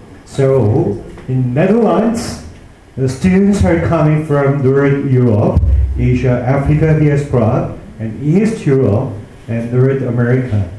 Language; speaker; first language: English; non-native, fluent; Korean